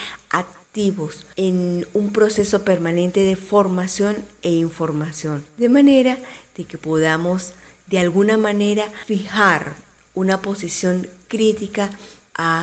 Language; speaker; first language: Spanish; native; Spanish